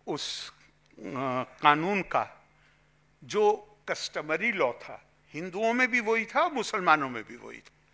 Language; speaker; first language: Hindi; native; Hindi